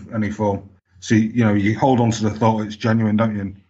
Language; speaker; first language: English; native; English